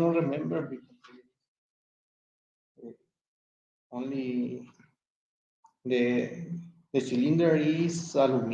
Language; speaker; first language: English; non-native, learner; Spanish